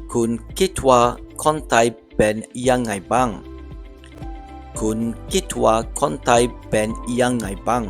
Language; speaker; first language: Thai; non-native, learner; English